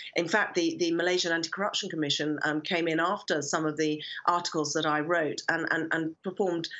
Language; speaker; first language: English; native; English